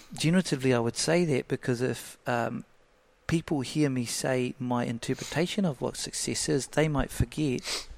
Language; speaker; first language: English; native; English